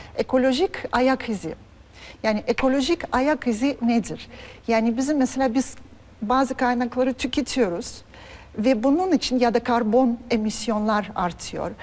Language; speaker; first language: Turkish; non-native, fluent; Russian